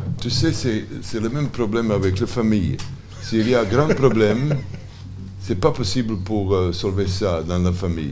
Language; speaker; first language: French; non-native, learner; Serbian